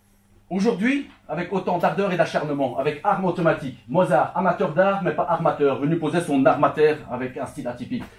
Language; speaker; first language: French; early bilingual, other home language; Turkish